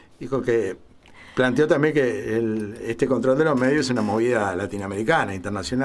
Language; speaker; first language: Spanish; native; Spanish